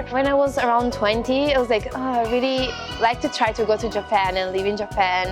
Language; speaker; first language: English; non-native, fluent; Italian